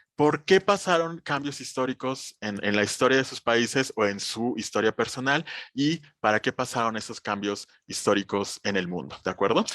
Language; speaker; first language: Spanish; native; Spanish